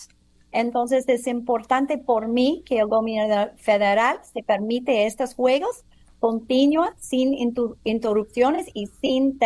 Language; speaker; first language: Spanish; non-native, fluent; English